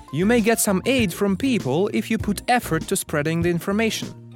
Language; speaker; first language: English; non-native, fluent; Russian